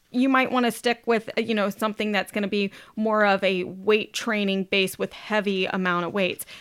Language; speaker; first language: English; native; English